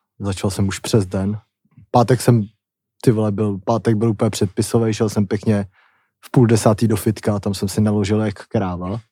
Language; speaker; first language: Czech; native; Czech